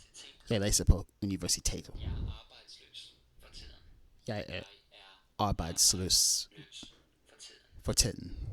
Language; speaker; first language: Danish; non-native, learner; English